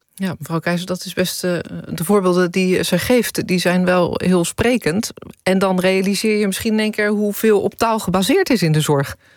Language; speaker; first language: Dutch; native; Dutch